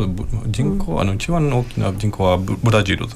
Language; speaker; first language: Japanese; non-native, learner; Spanish